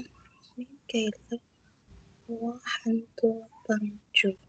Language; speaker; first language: Chinese; non-native, learner; Indonesian